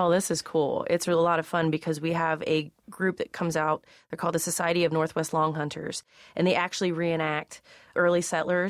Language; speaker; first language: English; native; English